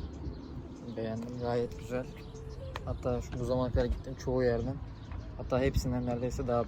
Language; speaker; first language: Turkish; native; Turkish